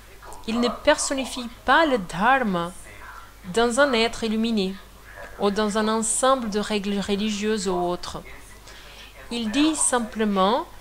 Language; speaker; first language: French; non-native, fluent; Portuguese